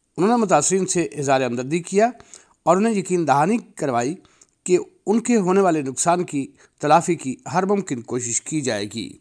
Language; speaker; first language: Urdu; non-native, local second language; Punjabi